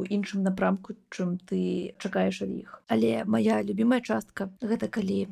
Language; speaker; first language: Belarusian; non-native, local second language; Russian